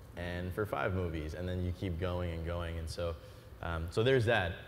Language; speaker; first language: English; native; English